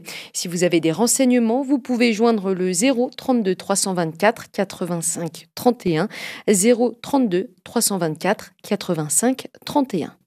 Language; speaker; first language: French; native; French